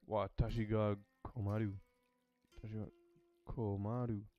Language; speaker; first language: Japanese; non-native, learner; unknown